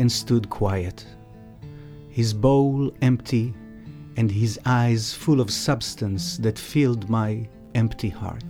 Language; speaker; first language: English; non-native, fluent; Hebrew